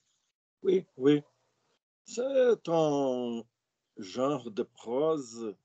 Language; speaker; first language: French; non-native, fluent; Portuguese